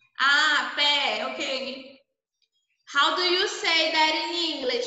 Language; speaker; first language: English; non-native, fluent; Portuguese